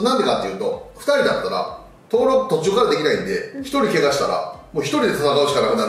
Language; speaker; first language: Japanese; native; Japanese